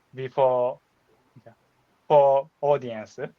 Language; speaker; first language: English; non-native, learner; Japanese